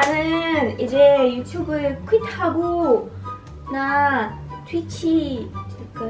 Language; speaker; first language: Korean; non-native, learner; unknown